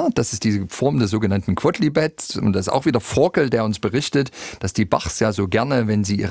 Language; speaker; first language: German; native; German